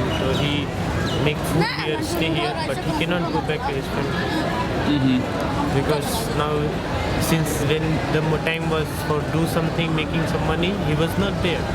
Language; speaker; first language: English; non-native, local second language; Hindi